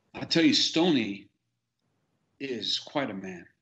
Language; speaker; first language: English; native; English